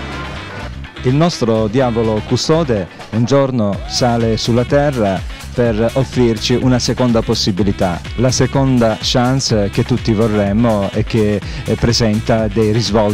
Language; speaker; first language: Italian; native; Italian